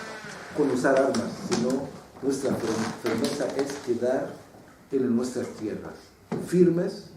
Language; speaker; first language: Spanish; non-native, fluent; Arabic